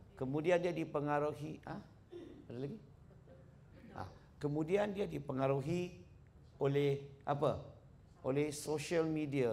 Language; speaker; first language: Malay; non-native, local second language; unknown